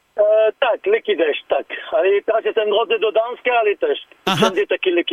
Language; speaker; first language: Polish; non-native, learner; French